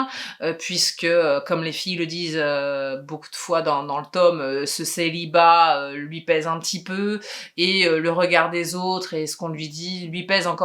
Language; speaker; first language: French; native; French